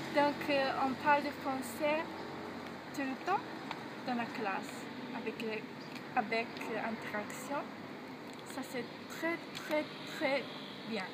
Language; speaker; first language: French; non-native, learner; Japanese